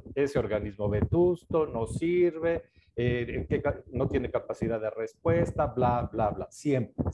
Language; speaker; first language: Spanish; native; Spanish